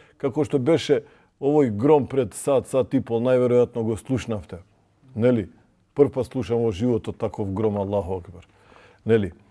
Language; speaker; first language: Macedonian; non-native, local second language; Albanian